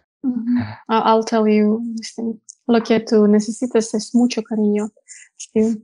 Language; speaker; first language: Spanish; non-native, learner; Russian